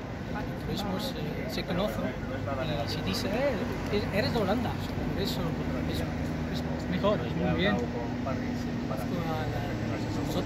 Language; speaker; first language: Spanish; non-native, learner; Dutch